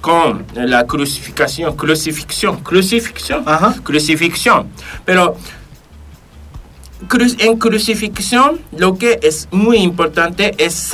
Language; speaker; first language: Spanish; non-native, fluent; Japanese